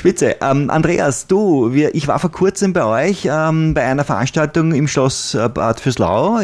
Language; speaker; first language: German; native; German